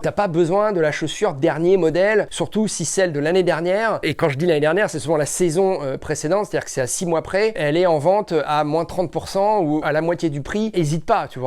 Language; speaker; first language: French; native; French